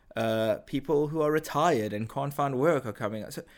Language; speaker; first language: English; native; English